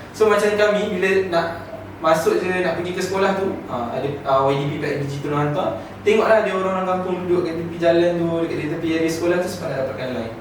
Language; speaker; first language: Malay; native; Malay